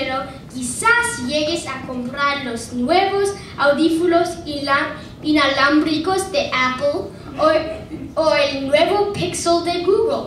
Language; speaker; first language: Spanish; non-native, learner; English